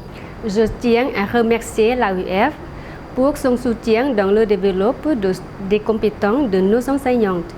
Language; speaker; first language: French; non-native, fluent; Lao